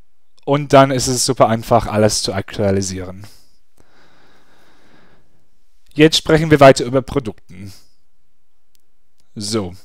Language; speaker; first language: German; non-native, fluent; English